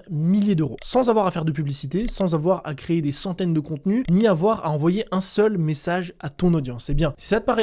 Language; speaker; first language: French; native; French